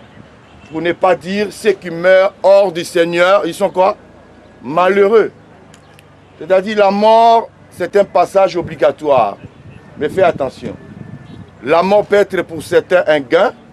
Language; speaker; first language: French; non-native, local second language; Lingala